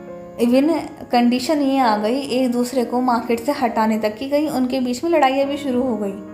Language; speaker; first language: Hindi; native; Hindi